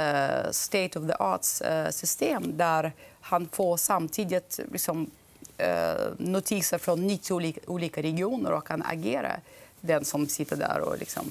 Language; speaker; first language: Swedish; non-native, fluent; Russian